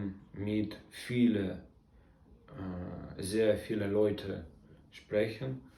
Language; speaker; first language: German; non-native, learner; Russian